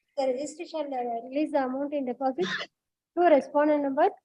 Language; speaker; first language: English; non-native, local second language; Kannada